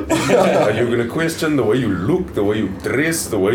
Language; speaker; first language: English; native; English